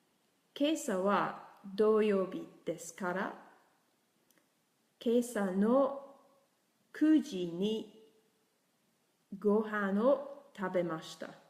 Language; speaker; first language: Japanese; non-native, learner; English